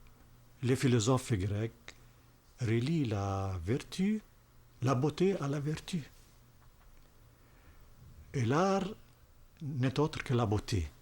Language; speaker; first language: French; non-native, fluent; Arabic